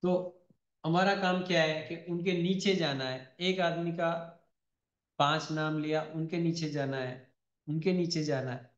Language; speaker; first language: Hindi; non-native, local second language; Telugu